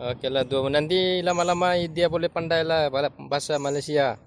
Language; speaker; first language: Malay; non-native, learner; Bangla